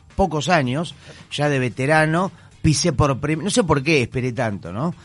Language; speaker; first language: Spanish; native; Spanish